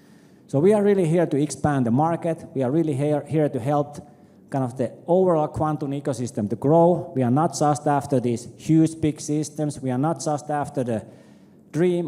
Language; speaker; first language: English; non-native, fluent; Finnish